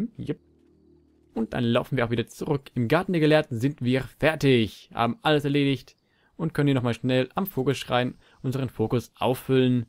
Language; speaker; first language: German; native; German